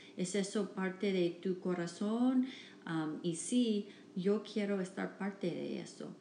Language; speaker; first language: Spanish; non-native, fluent; English